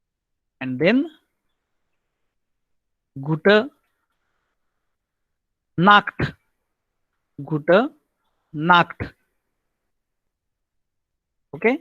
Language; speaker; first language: German; non-native, learner; Marathi